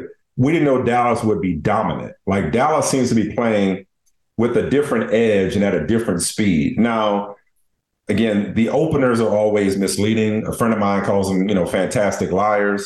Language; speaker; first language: English; native; English